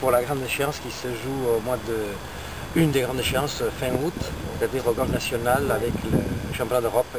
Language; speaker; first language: French; native; French